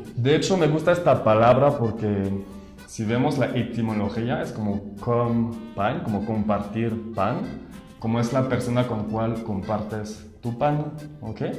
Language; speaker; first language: Spanish; non-native, fluent; French